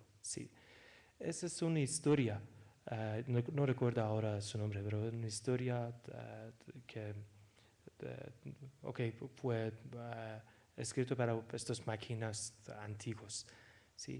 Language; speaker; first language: Spanish; non-native, fluent; Persian